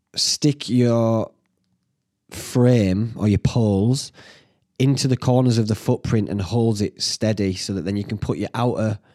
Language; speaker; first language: English; native; English